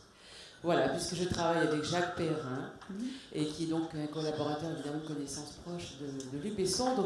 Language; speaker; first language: French; native; French